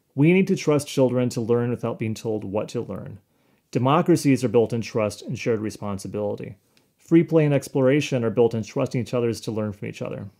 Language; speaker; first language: English; native; English